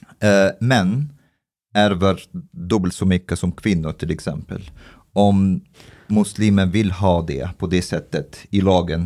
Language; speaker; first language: Swedish; early bilingual, other home language; Persian